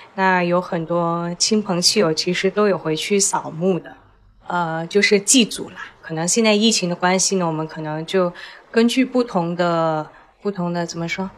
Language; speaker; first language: Chinese; native; Chinese